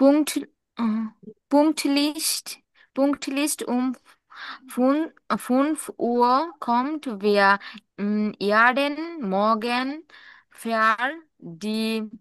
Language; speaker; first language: German; non-native, learner; Bangla